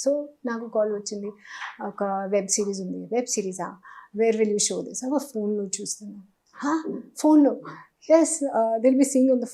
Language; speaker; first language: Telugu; non-native, learner; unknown